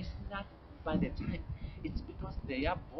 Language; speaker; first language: English; non-native, learner; Spanish